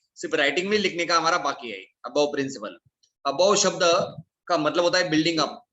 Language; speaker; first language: Hindi; non-native, local second language; Marathi